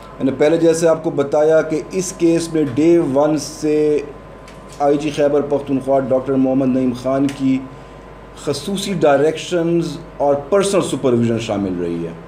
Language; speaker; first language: Urdu; non-native, local second language; Pashto